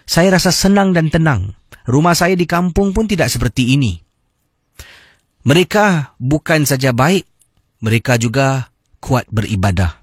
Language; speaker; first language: Malay; native; Malay